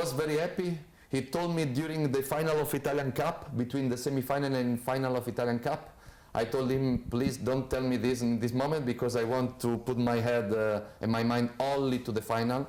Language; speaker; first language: English; non-native, fluent; Italian